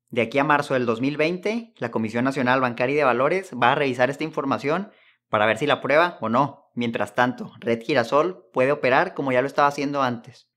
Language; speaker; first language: Spanish; native; Spanish